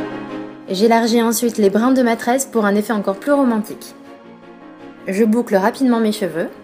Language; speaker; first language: French; native; French